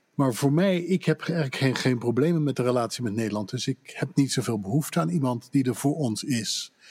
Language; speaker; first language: Dutch; native; Dutch